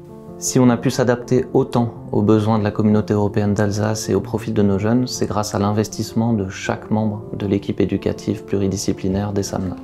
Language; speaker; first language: French; native; French